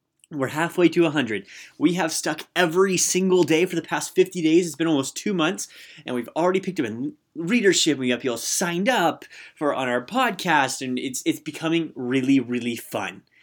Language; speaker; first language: English; native; English